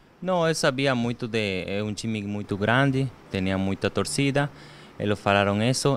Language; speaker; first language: Portuguese; non-native, learner; Spanish